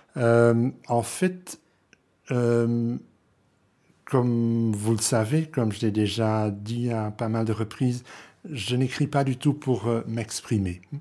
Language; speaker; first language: French; non-native, local second language; Dutch